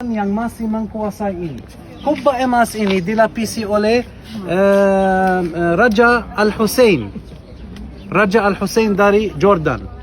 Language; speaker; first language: Indonesian; non-native, fluent; Arabic